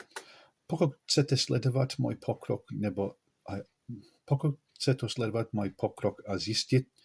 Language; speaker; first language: Czech; non-native, learner; English